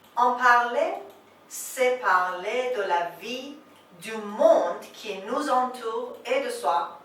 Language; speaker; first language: French; non-native, fluent; Persian